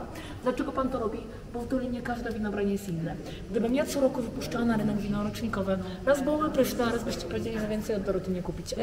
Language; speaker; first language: Polish; native; Polish